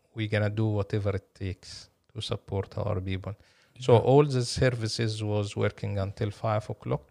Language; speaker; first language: English; non-native, fluent; Arabic